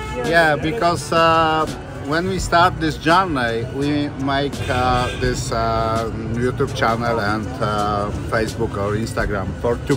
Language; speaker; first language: English; non-native, learner; Polish